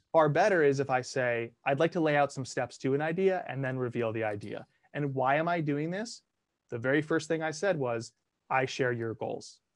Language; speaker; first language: English; early bilingual, other home language; Italian